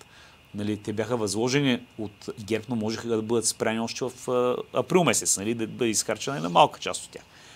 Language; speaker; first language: Bulgarian; native; Bulgarian